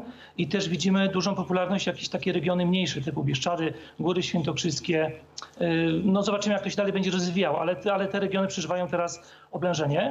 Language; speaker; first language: Polish; native; Polish